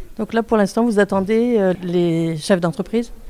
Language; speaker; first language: French; native; French